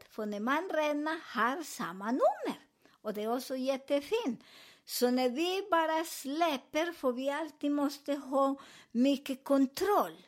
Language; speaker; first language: Swedish; non-native, learner; Spanish